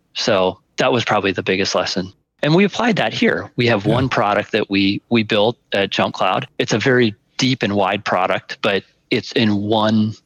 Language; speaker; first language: English; native; English